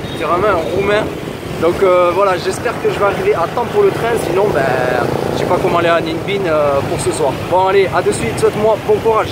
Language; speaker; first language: French; native; French